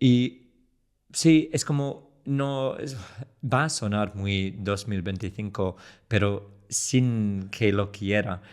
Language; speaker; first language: Spanish; non-native, fluent; English